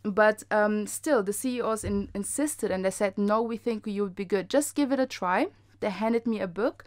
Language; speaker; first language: English; non-native, fluent; German